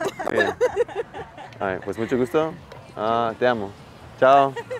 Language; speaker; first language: Spanish; early bilingual, heritage; Spanish